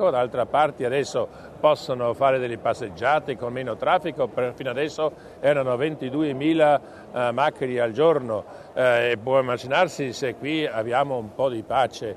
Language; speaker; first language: Italian; non-native, local second language; German